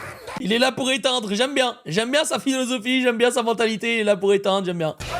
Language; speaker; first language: French; native; French